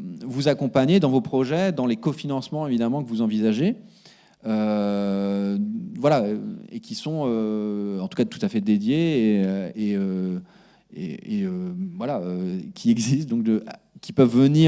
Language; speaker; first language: French; native; French